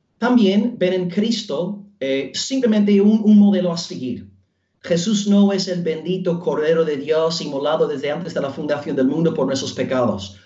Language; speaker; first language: Spanish; non-native, fluent; English